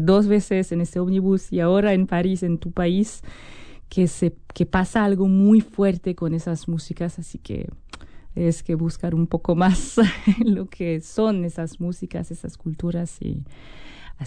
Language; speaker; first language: Spanish; non-native, fluent; French